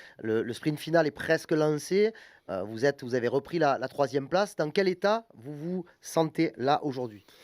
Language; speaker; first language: French; native; French